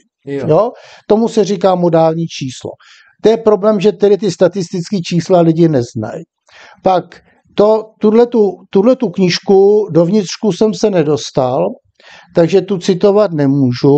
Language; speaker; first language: Czech; native; Czech